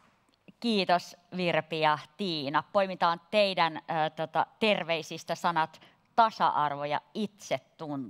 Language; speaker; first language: Finnish; native; Finnish